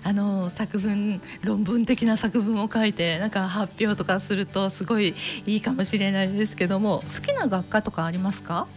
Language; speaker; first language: Japanese; native; Japanese